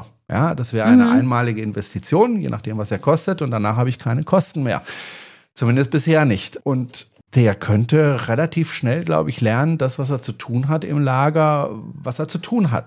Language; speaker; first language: German; native; German